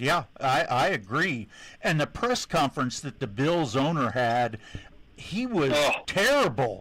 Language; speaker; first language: English; native; English